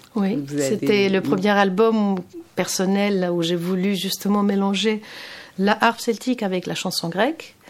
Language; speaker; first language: French; non-native, fluent; Greek